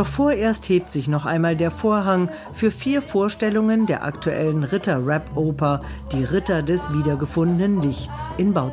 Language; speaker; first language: German; native; German